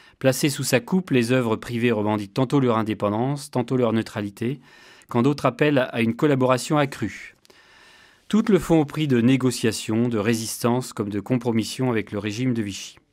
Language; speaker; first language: French; native; French